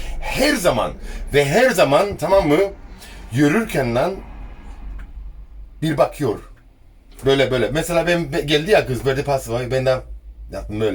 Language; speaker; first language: Turkish; early bilingual, heritage; Turkish